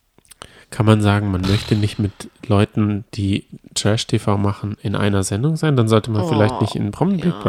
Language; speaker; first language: German; native; German